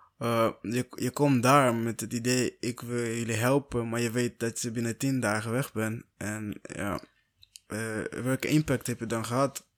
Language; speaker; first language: Dutch; non-native, fluent; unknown